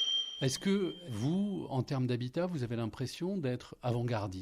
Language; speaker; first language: French; native; French